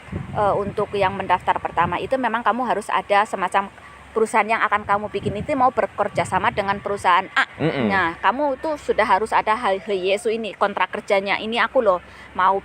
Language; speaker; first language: Indonesian; native; Indonesian